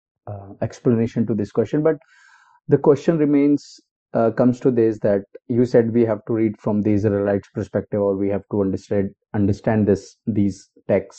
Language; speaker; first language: English; non-native, local second language; Hindi